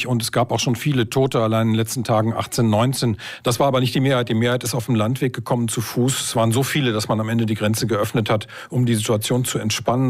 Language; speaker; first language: German; native; German